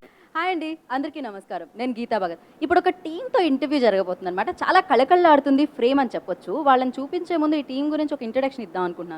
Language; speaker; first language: Telugu; native; Telugu